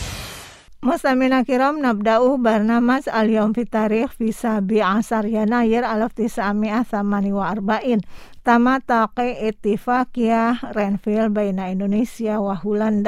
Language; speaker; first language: Arabic; non-native, fluent; Indonesian